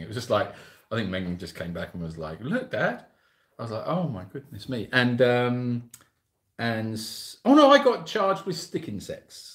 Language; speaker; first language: English; native; English